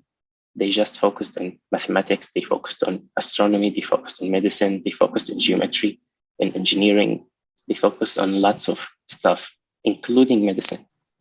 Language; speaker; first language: English; non-native, local second language; Arabic